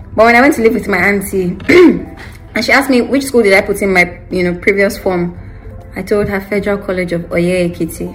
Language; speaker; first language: English; non-native, local second language; Yoruba